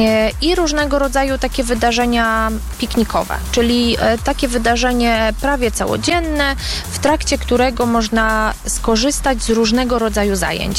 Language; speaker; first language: Polish; native; Polish